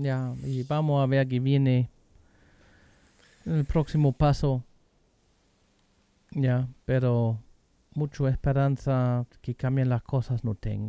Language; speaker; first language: Spanish; non-native, learner; German